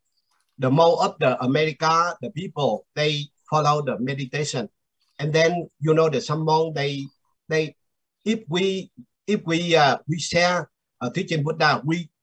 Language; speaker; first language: English; non-native, learner; Vietnamese